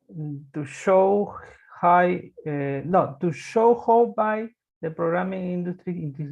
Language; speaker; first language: English; non-native, learner; Spanish